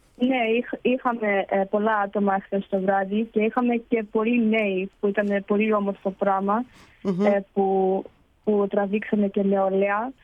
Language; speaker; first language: Greek; early bilingual, heritage; Greek